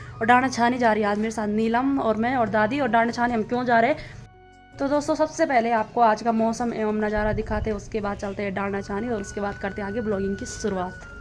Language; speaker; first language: Hindi; non-native, local second language; Garhwali